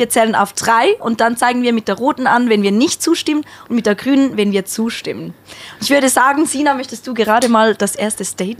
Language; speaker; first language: German; native; German